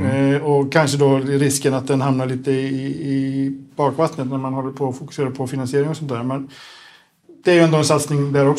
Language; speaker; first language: Swedish; native; Swedish